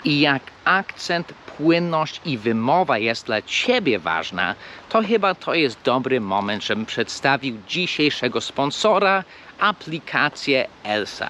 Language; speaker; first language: Polish; non-native, fluent; English